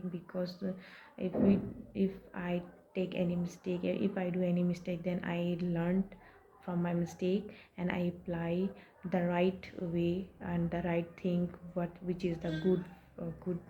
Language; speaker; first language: English; non-native, learner; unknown